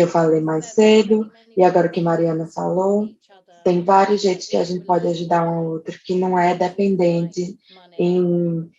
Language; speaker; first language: Portuguese; non-native, fluent; English